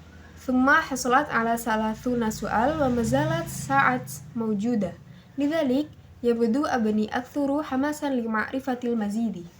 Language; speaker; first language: Arabic; non-native, learner; Indonesian